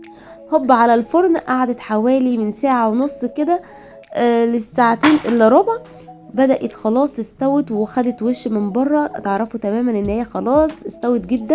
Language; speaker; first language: Arabic; native; Arabic